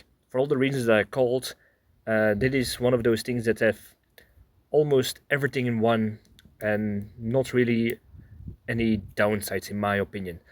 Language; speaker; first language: English; non-native, fluent; Dutch